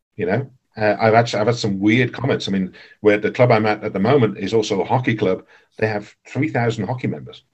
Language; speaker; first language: English; native; English